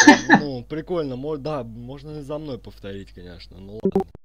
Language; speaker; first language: Russian; native; Russian